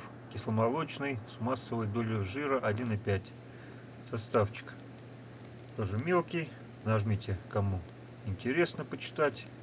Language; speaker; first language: Russian; native; Russian